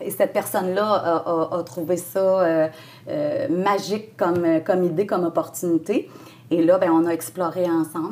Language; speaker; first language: French; native; French